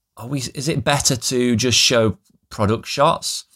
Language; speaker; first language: English; native; English